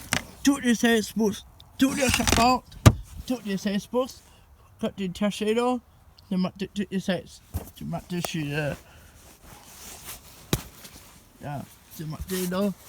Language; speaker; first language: French; non-native, learner; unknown